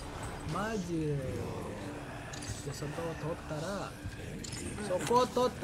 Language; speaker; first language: Japanese; non-native, fluent; Indonesian